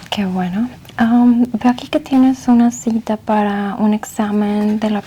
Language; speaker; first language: Spanish; early bilingual, heritage; Spanish